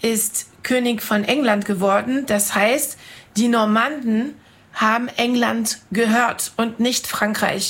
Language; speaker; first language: German; non-native, fluent; French